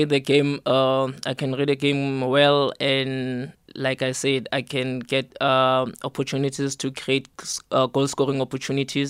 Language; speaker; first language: English; non-native, local second language; Southern Sotho